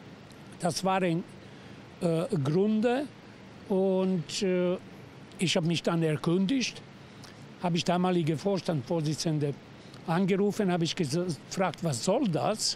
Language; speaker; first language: German; non-native, fluent; Serbian